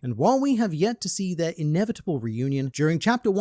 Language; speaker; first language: English; native; English